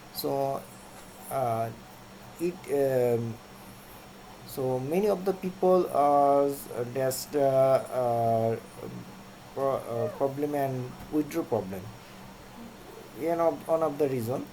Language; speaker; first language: English; non-native, local second language; Bangla